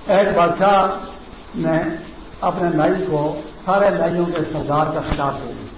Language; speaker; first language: Urdu; non-native, local second language; Pashto